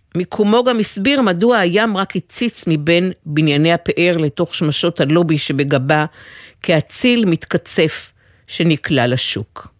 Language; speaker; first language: Hebrew; native; Hebrew